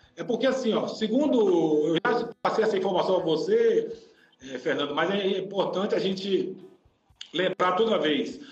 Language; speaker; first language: Portuguese; native; Portuguese